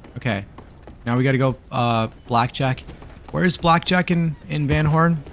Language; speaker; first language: English; native; English